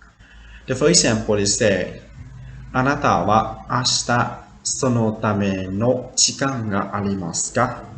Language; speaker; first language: Japanese; non-native, fluent; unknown